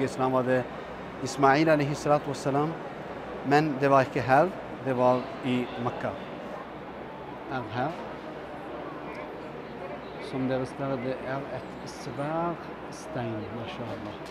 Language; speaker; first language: Norwegian; early bilingual, other home language; Urdu